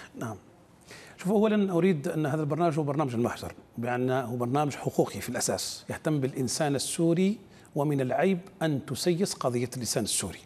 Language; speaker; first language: Arabic; native; Arabic